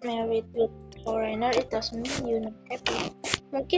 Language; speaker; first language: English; non-native, learner; Javanese